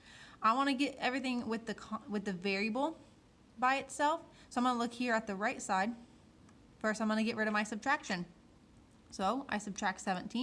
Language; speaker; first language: English; native; English